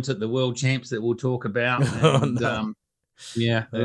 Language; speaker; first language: English; native; English